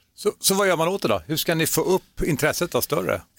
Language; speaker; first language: Swedish; native; Swedish